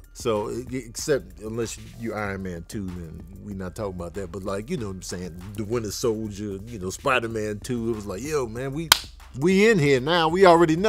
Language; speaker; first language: English; native; English